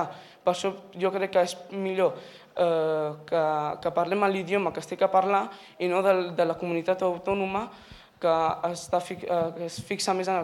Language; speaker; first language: Catalan; non-native, local second language; Spanish